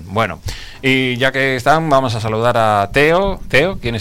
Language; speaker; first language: Spanish; native; Spanish